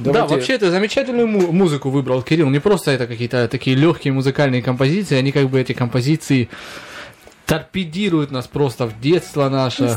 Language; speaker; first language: Russian; native; Russian